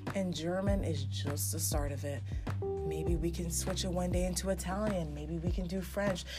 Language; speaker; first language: English; early bilingual, heritage; English